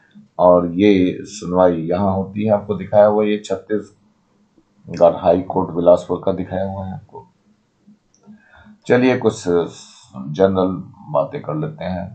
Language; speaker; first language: Hindi; native; Hindi